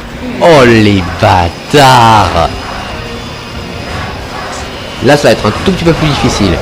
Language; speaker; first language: French; native; French